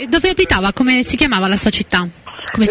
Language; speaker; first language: Italian; native; Italian